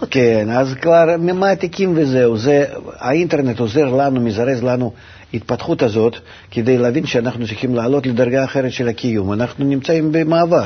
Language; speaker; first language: Hebrew; non-native, fluent; Russian